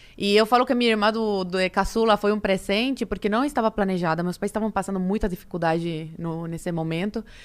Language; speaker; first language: Portuguese; early bilingual, other home language; Spanish